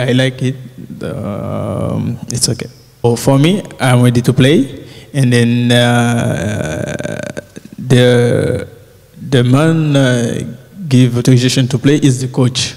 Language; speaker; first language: English; non-native, learner; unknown